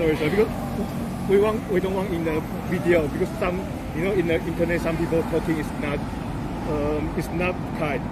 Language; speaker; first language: English; non-native, learner; Chinese